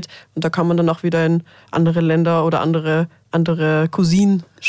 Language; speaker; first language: German; native; German